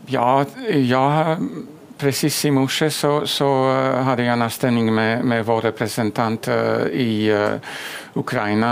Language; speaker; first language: Swedish; non-native, fluent; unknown